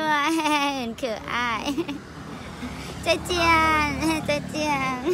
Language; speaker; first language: Chinese; non-native, learner; Thai